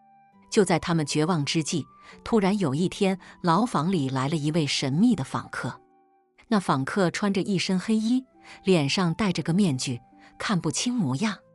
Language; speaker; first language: Chinese; native; Chinese